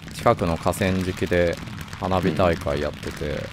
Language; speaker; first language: Japanese; native; Japanese